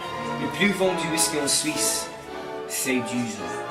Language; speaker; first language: French; non-native, learner; English